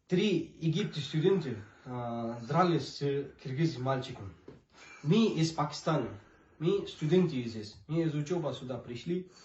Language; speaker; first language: Russian; non-native, learner; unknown